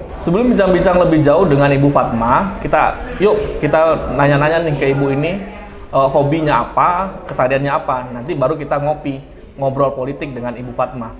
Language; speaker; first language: Indonesian; native; Indonesian